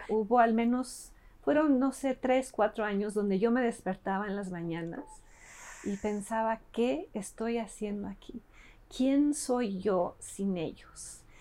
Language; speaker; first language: Spanish; early bilingual, other home language; English